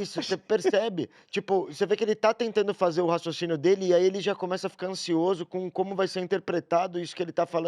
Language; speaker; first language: Portuguese; native; Portuguese